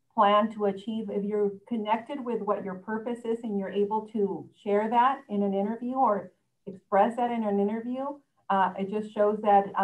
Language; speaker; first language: English; non-native, fluent; Spanish